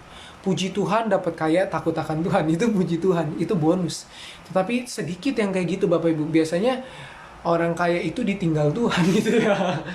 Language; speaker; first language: Indonesian; native; Indonesian